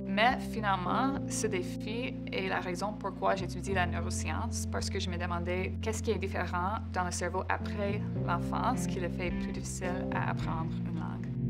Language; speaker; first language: French; non-native, fluent; English